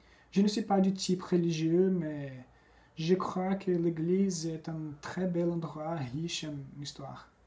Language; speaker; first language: French; non-native, fluent; Portuguese